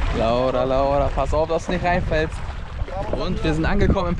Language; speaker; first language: German; native; German